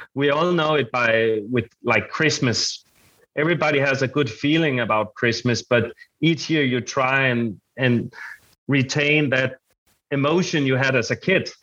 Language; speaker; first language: English; non-native, fluent; Danish